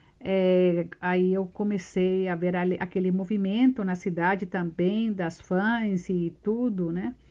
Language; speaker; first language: Portuguese; non-native, fluent; Spanish